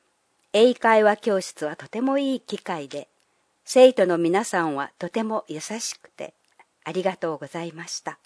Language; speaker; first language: Japanese; non-native, fluent; English